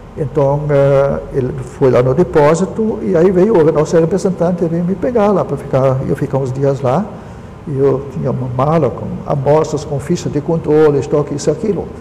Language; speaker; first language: Portuguese; non-native, local second language; German